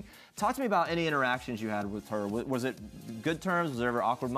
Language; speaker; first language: English; native; English